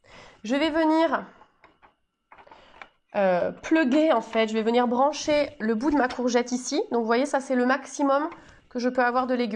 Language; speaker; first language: French; native; French